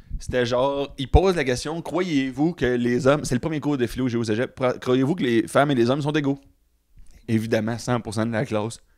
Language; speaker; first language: French; native; French